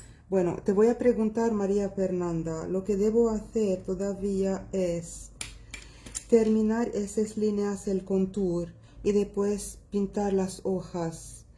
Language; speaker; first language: Spanish; non-native, local second language; Arabic